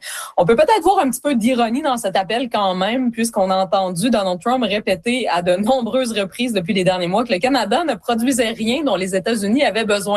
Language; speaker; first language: French; native; French